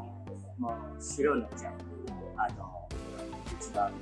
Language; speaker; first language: Japanese; non-native, fluent; Indonesian